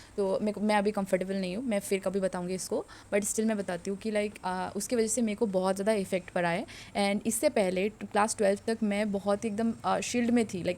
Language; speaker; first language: Hindi; non-native, local second language; Assamese